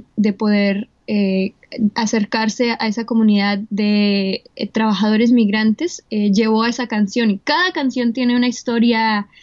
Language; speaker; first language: Spanish; early bilingual, heritage; Spanish